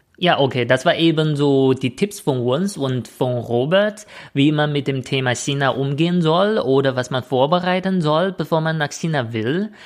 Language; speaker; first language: German; non-native, fluent; Chinese